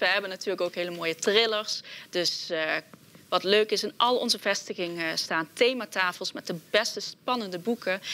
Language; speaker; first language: Dutch; native; Dutch